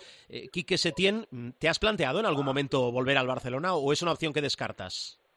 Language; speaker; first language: Spanish; native; Spanish